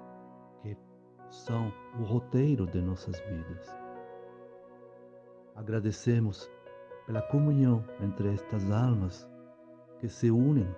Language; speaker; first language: Portuguese; native; Portuguese